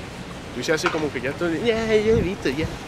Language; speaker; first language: Spanish; native; Spanish